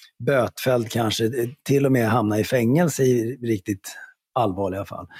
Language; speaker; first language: Swedish; native; Swedish